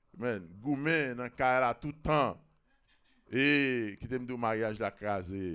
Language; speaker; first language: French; non-native, local second language; Haitian Creole